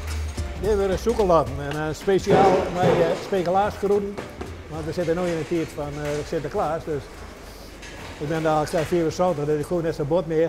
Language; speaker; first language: Dutch; native; Dutch